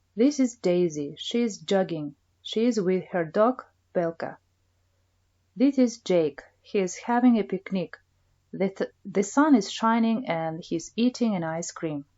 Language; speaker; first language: English; non-native, fluent; Kazakh